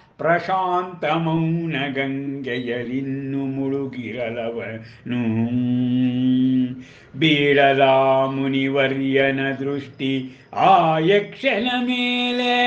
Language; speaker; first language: Kannada; native; Kannada